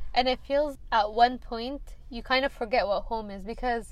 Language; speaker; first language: English; early bilingual, other home language; Arabic